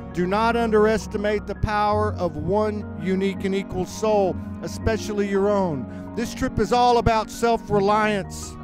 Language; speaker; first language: English; native; English